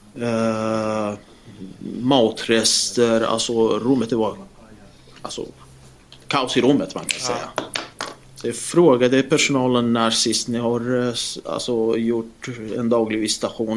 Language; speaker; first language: Swedish; non-native, fluent; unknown